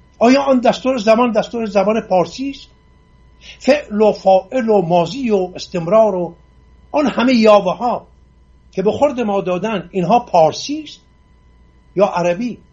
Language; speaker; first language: Persian; non-native, local second language; Assyrian Neo-Aramaic